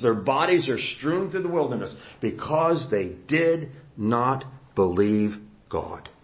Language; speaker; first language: English; native; English